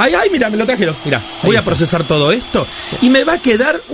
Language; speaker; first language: Spanish; native; Spanish